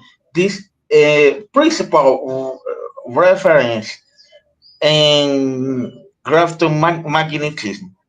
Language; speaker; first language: English; non-native, learner; Portuguese